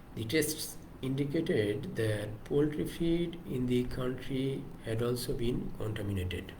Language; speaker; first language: English; non-native, local second language; Bangla